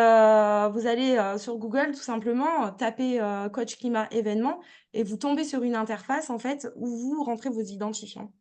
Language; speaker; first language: French; native; French